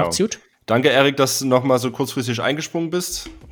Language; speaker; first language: German; native; German